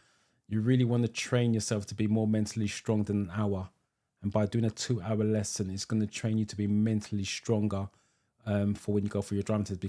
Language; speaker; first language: English; native; English